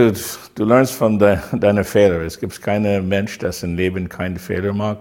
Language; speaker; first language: German; non-native, learner; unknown